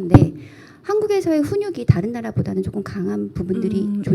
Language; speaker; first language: Korean; native; Korean